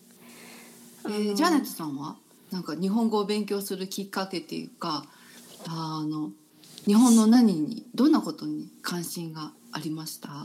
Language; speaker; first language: Japanese; native; Japanese